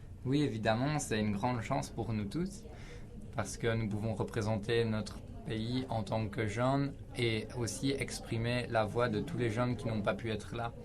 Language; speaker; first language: French; native; French